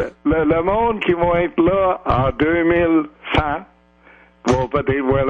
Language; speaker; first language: French; native; French